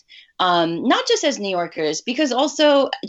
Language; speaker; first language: English; early bilingual, other home language; Urdu